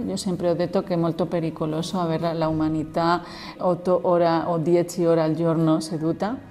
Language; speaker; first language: Italian; non-native, learner; Spanish